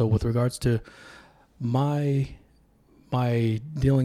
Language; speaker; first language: English; early bilingual, other home language; Tongan